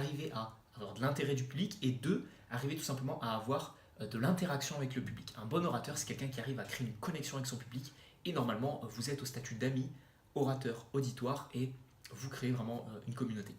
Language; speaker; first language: French; native; French